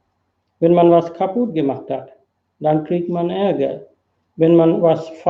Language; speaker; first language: German; non-native, fluent; Sinhala